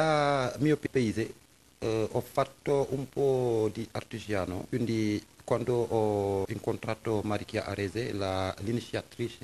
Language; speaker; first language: Italian; non-native, learner; French